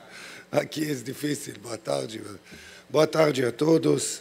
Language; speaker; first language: Portuguese; non-native, learner; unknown